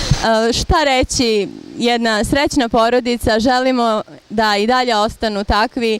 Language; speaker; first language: Bosnian; native; Bosnian